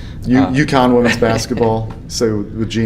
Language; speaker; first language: English; native; English